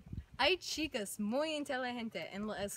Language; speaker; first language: Spanish; non-native, learner; English